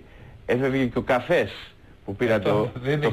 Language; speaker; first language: Greek; native; Greek